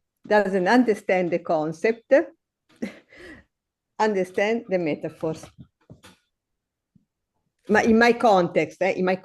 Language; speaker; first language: English; non-native, learner; Italian